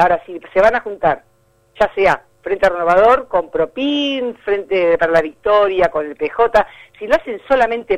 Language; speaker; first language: Spanish; native; Spanish